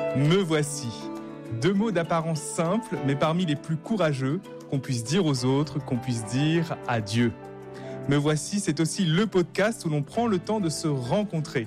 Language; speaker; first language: French; native; French